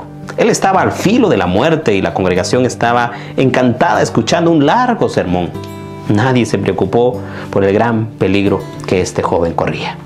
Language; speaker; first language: Spanish; native; Spanish